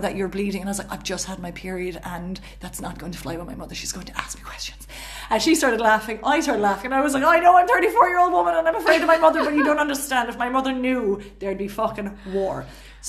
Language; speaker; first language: English; native; English